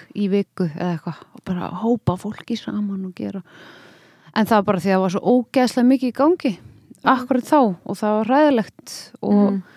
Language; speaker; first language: Icelandic; early bilingual, other home language; French